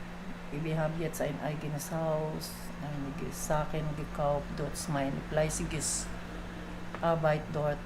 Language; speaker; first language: German; non-native, learner; Filipino